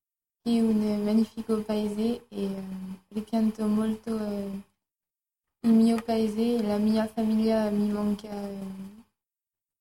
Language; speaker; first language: Italian; non-native, learner; French